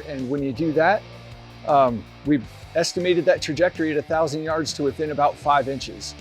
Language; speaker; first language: English; native; English